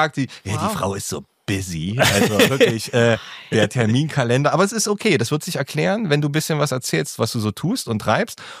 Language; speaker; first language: German; native; German